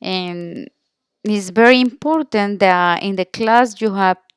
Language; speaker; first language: English; non-native, learner; Spanish